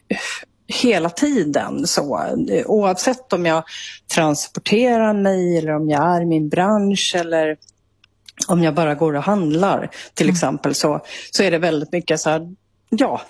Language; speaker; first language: Swedish; native; Swedish